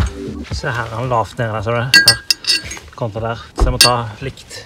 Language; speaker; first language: Norwegian; native; Norwegian